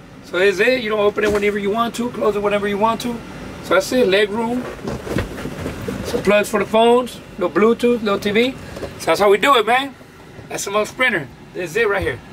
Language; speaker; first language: English; early bilingual, other home language; Spanish